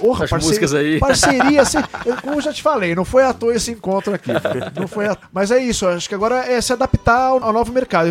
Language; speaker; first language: Portuguese; native; Portuguese